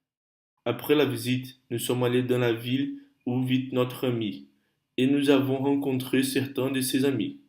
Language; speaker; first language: French; non-native, learner; Portuguese